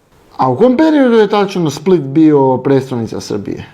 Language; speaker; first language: Serbian; native; Serbian